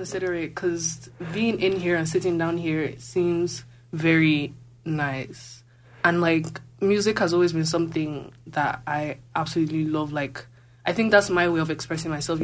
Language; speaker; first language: English; non-native, local second language; Igbo